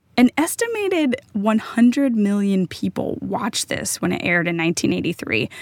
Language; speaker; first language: English; native; English